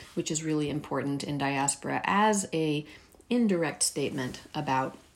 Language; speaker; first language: English; early bilingual, heritage; Persian